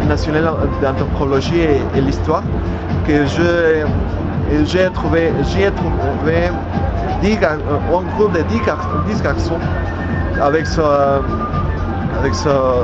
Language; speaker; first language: French; non-native, learner; Spanish